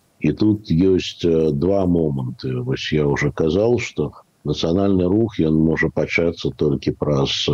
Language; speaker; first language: Belarusian; native; Belarusian